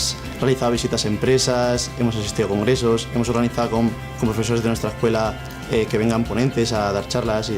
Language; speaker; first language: Spanish; native; Spanish